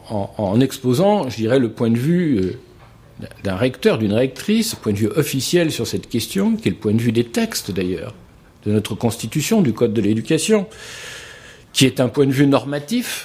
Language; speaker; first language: French; native; French